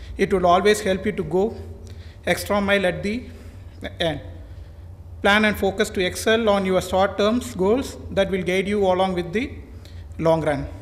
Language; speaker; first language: English; non-native, local second language; Tamil